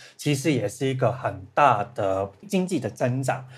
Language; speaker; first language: Chinese; non-native, local second language; Cantonese